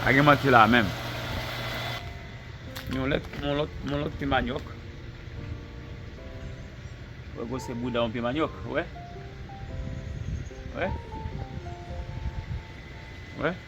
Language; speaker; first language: French; non-native, learner; Haitian Creole